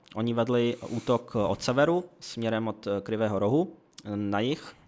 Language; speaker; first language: Czech; early bilingual, other home language; Ukrainian